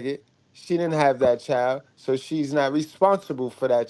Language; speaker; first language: English; native; English